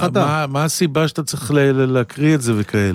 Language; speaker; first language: Hebrew; native; Hebrew